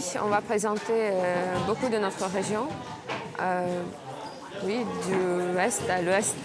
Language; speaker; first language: French; non-native, fluent; Ukrainian